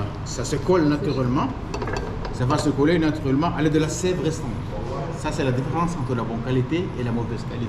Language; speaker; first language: French; non-native, fluent; Arabic